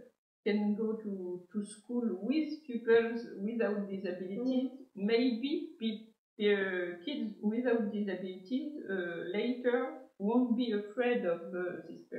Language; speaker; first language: English; non-native, learner; French